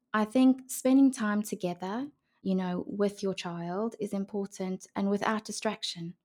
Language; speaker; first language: English; native; English